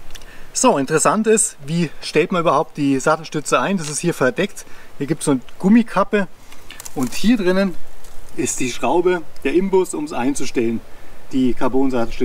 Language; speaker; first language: German; native; German